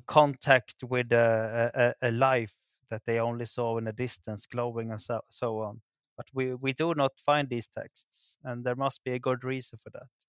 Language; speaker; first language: English; non-native, fluent; Swedish